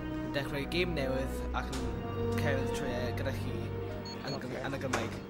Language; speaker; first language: Welsh; non-native, local second language; English